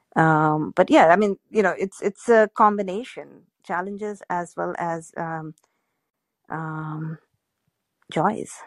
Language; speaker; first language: English; non-native, local second language; Gujarati